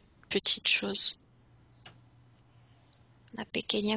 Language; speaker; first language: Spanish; non-native, fluent; French